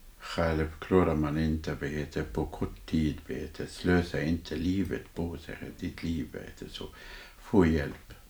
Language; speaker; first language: Swedish; non-native, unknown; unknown